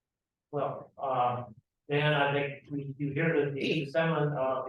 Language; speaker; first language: English; native; English